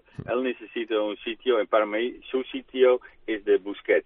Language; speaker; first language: Spanish; non-native, fluent; Dutch